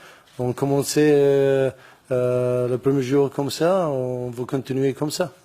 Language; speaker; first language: French; non-native, learner; Arabic